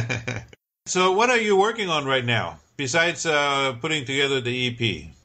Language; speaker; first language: English; native; English